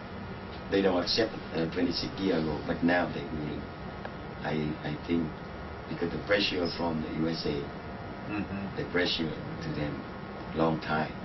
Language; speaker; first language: English; non-native, learner; Vietnamese